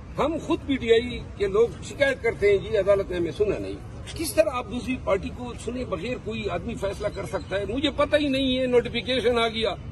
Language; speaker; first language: Urdu; non-native, local second language; Pashto